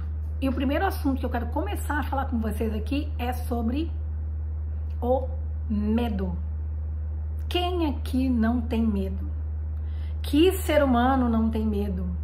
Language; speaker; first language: Portuguese; native; Portuguese